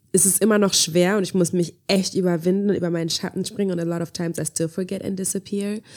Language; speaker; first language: German; early bilingual, heritage; German